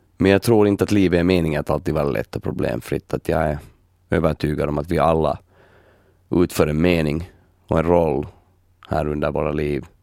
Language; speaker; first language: Swedish; native; Swedish